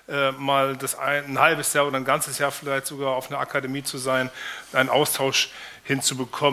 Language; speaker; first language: German; native; German